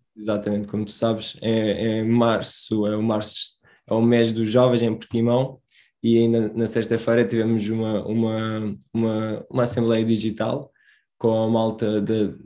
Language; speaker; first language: Portuguese; early bilingual, other home language; Romanian